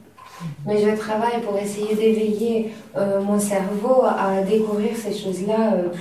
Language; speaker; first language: French; native; French